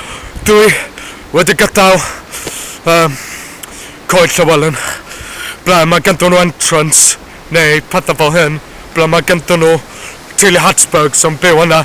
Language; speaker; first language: Welsh; non-native, learner; English